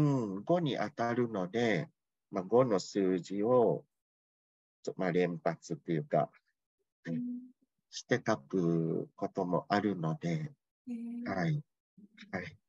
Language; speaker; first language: Japanese; non-native, fluent; Thai